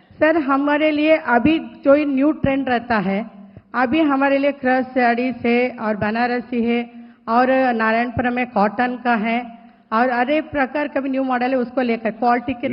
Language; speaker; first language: Hindi; non-native, local second language; Telugu